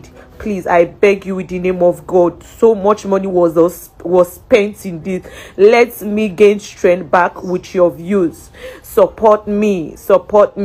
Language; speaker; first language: English; non-native, local second language; Yoruba